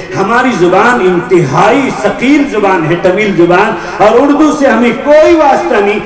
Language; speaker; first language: Urdu; non-native, local second language; Tamil